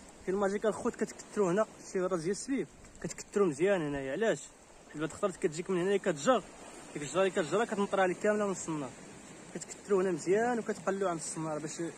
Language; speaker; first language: Arabic; native; Arabic